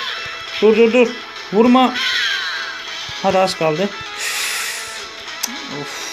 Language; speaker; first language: Turkish; native; Turkish